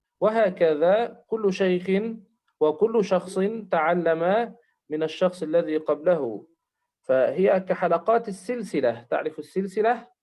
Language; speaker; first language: Arabic; native; Arabic